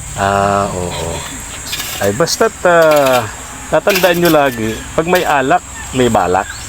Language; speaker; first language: Filipino; native; Filipino